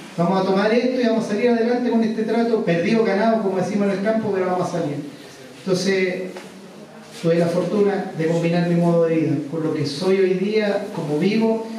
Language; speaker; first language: Spanish; native; Spanish